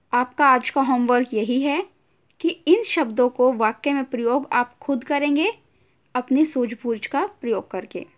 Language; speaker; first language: Hindi; native; Hindi